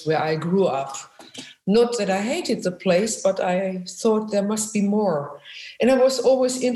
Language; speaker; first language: English; non-native, fluent; German